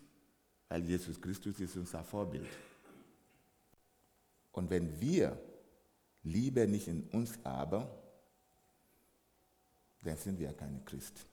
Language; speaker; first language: German; non-native, fluent; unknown